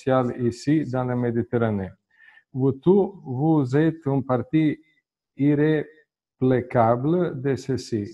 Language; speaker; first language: French; non-native, fluent; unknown